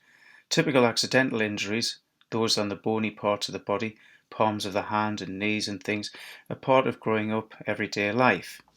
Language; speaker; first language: English; native; English